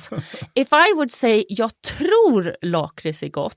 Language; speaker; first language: Swedish; native; Swedish